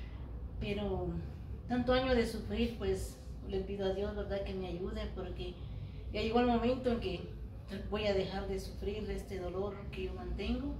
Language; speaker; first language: Spanish; native; Spanish